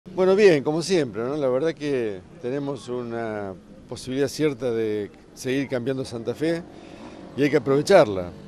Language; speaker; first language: Spanish; native; Spanish